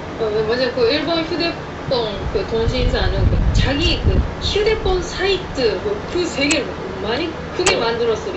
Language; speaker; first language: Korean; non-native, fluent; Japanese